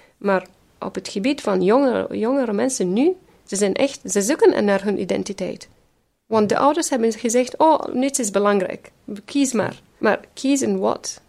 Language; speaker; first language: Dutch; non-native, fluent; Syriac